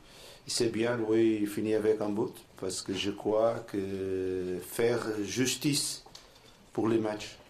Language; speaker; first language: French; non-native, learner; Portuguese